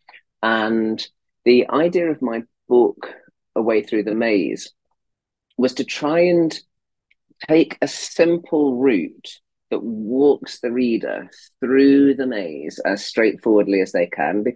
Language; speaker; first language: English; native; English